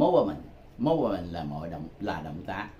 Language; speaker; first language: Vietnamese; native; Vietnamese